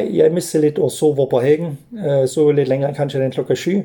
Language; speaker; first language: Norwegian; non-native, fluent; German